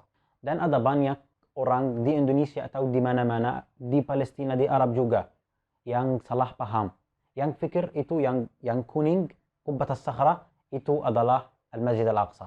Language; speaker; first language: Indonesian; non-native, fluent; Arabic